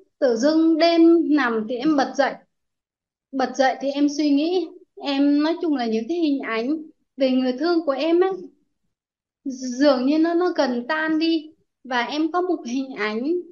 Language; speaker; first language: Vietnamese; non-native, local second language; Jarai